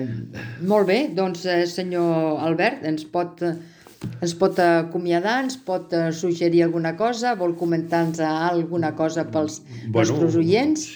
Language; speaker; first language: Catalan; native; Catalan